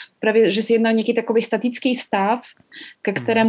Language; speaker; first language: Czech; non-native, learner; Polish